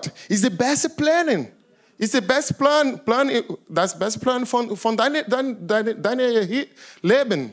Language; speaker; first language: German; non-native, learner; Portuguese